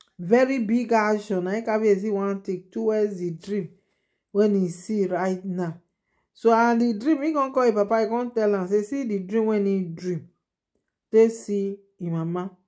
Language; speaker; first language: Nigerian Pidgin; non-native, local second language; Yoruba